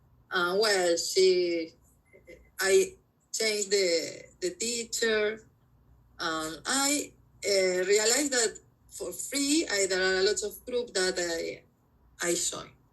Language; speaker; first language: English; non-native, learner; Spanish